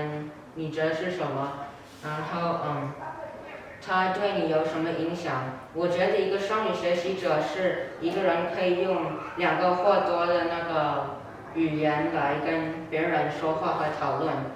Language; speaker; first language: Chinese; non-native, learner; English